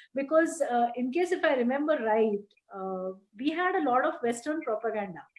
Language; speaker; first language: English; non-native, local second language; Marathi